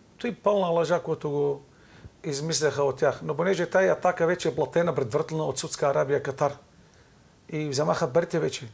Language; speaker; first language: Bulgarian; non-native, fluent; Arabic